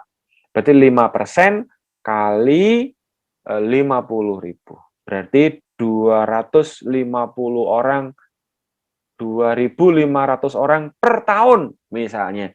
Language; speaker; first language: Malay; non-native, local second language; Javanese